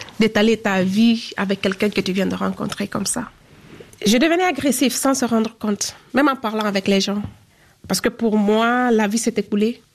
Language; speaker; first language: French; non-native, local second language; Fula